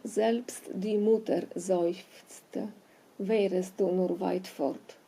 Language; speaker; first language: German; non-native, fluent; Polish